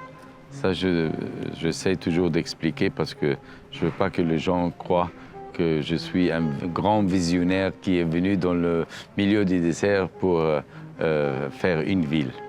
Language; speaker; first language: French; non-native, fluent; Arabic